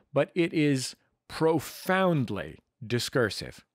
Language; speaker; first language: English; native; English